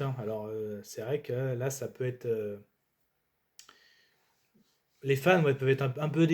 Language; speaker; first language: French; native; French